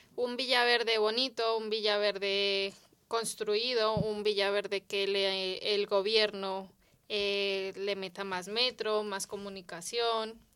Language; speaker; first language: Spanish; native; Spanish